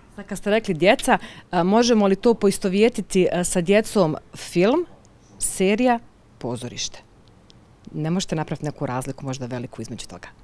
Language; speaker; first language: Bosnian; native; Bosnian